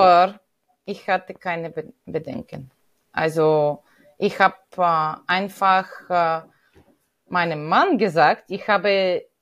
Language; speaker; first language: German; non-native, fluent; Bulgarian